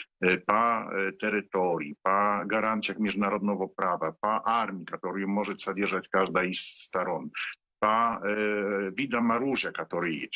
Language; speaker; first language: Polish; non-native, learner; Ukrainian